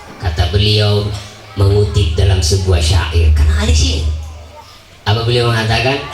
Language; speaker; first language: Indonesian; non-native, local second language; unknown